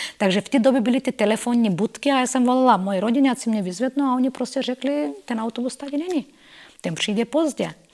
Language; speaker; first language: Czech; non-native, fluent; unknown